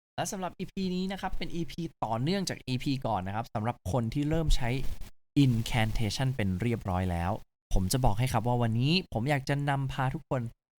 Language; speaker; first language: Thai; native; Thai